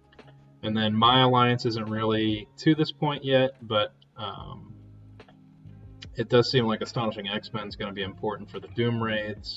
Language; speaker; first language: English; native; English